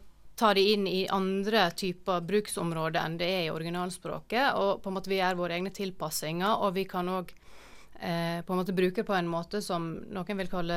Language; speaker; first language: Norwegian; native; Norwegian